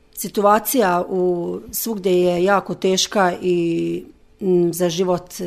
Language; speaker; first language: Serbian; native; Serbian